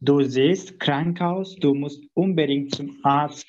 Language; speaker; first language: German; non-native, learner; Turkish